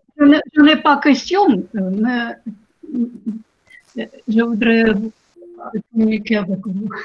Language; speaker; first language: French; non-native, learner; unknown